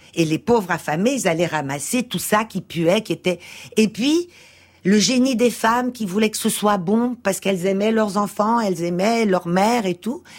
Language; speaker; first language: French; early bilingual, other home language; Portuguese